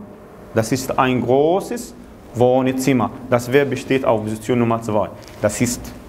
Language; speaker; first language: German; non-native, fluent; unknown